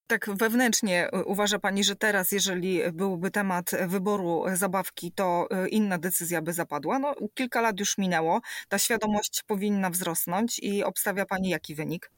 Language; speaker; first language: Polish; native; Polish